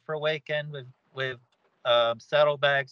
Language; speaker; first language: English; native; English